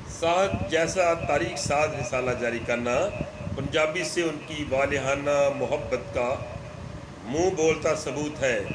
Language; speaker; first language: Urdu; non-native, local second language; Punjabi